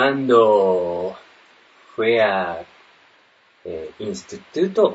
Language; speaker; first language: Spanish; non-native, learner; Japanese